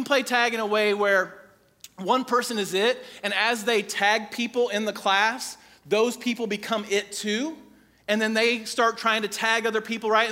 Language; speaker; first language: English; native; English